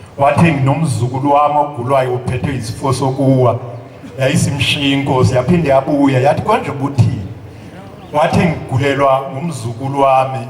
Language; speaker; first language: Zulu; non-native, local second language; Xhosa